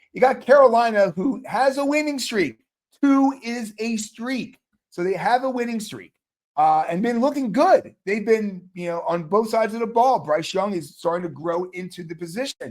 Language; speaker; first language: English; native; English